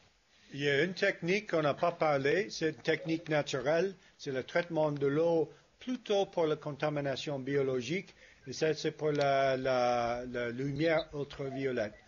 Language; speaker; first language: French; non-native, fluent; English